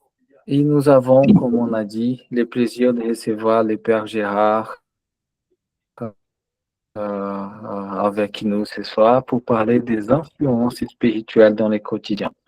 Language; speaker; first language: French; native; French